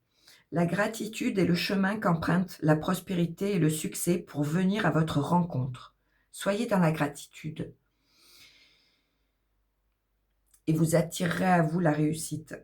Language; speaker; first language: French; native; French